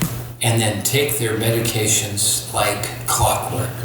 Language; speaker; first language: English; native; English